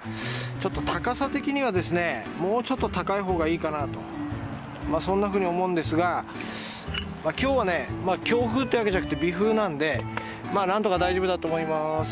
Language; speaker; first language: Japanese; native; Japanese